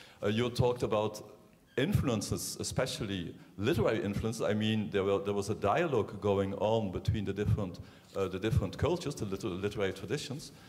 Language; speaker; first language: English; non-native, fluent; Dutch